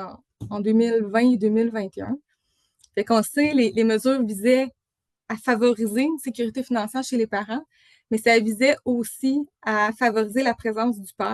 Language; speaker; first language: French; native; French